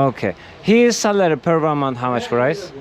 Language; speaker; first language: English; non-native, learner; Turkish